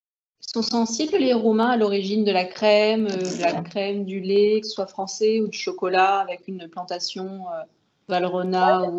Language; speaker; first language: French; native; French